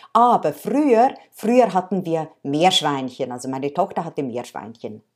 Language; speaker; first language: German; native; German